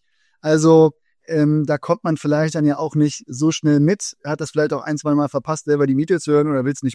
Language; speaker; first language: German; native; German